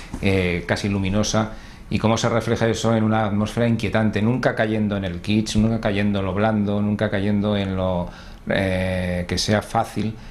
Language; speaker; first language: Spanish; native; Spanish